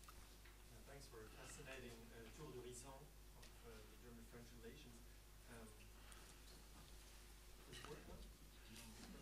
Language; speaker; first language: English; non-native, fluent; German